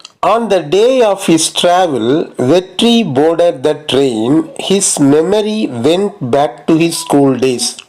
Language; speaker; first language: English; non-native, local second language; Tamil